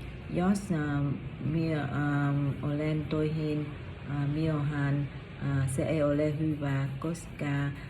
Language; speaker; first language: Finnish; non-native, learner; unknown